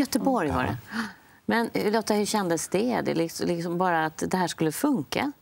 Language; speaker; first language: Swedish; native; Swedish